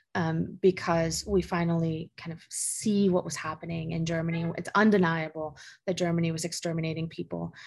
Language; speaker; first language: English; early bilingual, other home language; Spanish